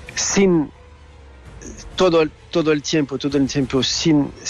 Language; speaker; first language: Spanish; non-native, fluent; French